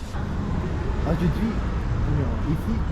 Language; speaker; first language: French; non-native, learner; Spanish